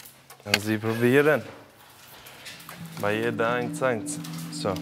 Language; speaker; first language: German; non-native, learner; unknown